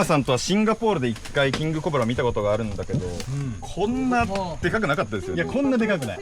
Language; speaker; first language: Japanese; native; Japanese